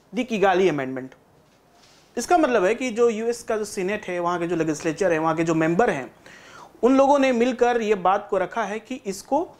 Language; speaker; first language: Hindi; native; Hindi